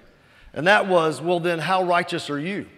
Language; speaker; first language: English; native; English